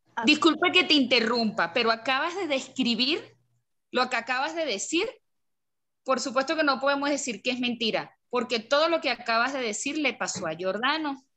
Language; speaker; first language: Spanish; native; Spanish